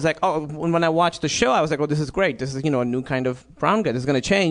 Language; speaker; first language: English; non-native, local second language; Urdu